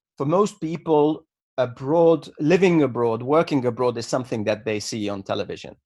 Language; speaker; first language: English; non-native, fluent; Hungarian